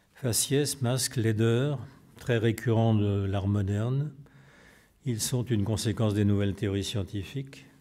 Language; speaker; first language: French; native; French